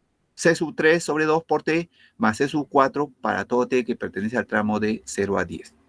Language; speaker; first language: Spanish; native; Spanish